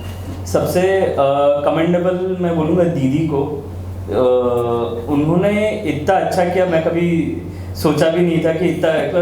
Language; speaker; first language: Hindi; native; Hindi